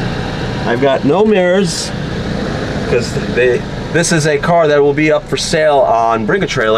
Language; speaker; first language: English; native; English